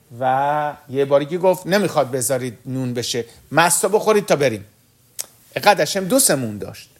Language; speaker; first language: Persian; early bilingual, heritage; Persian